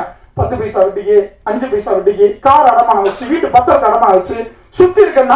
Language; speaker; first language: Tamil; native; Tamil